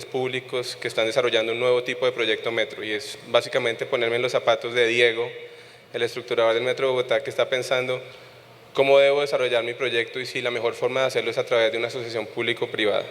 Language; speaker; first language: Spanish; native; Spanish